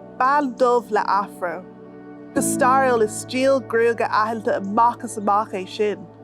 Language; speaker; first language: Irish; non-native, local second language; English